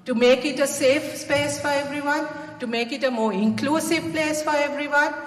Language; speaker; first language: English; non-native, local second language; Sinhala